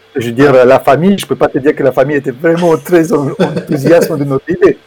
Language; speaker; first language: French; non-native, fluent; Romanian